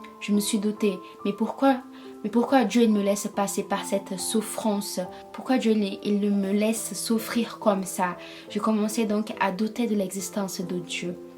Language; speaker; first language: French; non-native, fluent; Portuguese